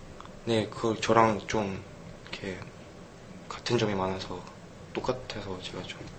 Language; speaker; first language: Korean; early bilingual, heritage; Korean